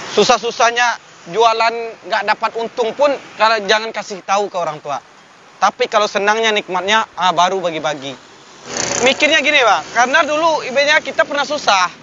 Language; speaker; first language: Indonesian; non-native, local second language; Minangkabau